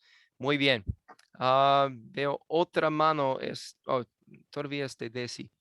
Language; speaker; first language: Spanish; non-native, fluent; English